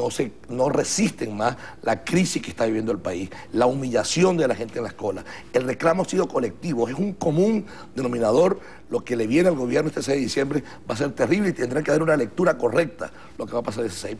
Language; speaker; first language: Spanish; native; Spanish